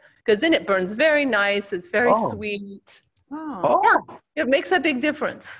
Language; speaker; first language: English; native; English